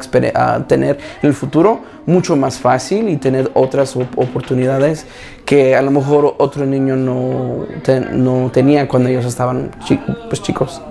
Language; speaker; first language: Spanish; early bilingual, other home language; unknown